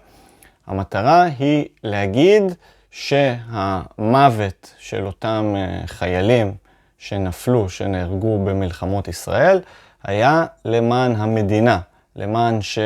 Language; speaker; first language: Hebrew; native; Hebrew